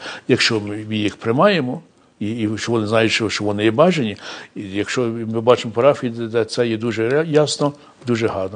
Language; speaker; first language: Ukrainian; early bilingual, heritage; English